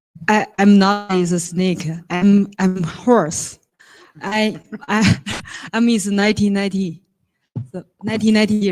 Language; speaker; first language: English; non-native, learner; Chinese